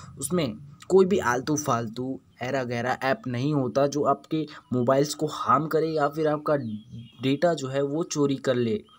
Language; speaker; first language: Hindi; native; Hindi